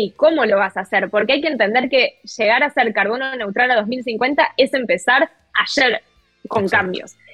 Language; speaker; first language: Spanish; native; Spanish